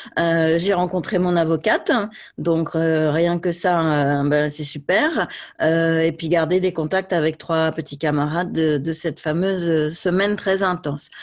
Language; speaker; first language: French; native; French